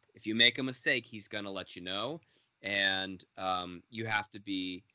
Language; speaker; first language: English; native; English